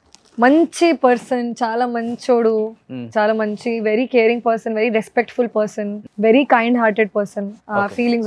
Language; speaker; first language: Telugu; non-native, local second language; Hindi